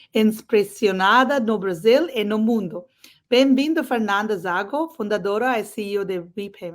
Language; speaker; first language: Portuguese; non-native, learner; English